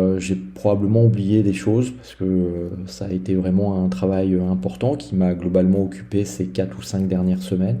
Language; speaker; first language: French; native; French